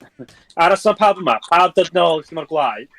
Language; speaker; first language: Welsh; native; Welsh